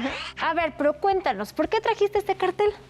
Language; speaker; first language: Spanish; native; Spanish